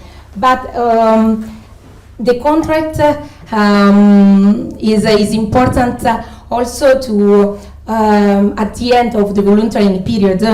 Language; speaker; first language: English; non-native, fluent; Italian